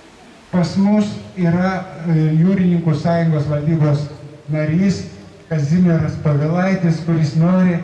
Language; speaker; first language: Lithuanian; non-native, learner; Latvian